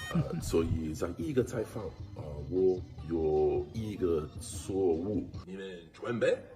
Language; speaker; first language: Chinese; non-native, learner; English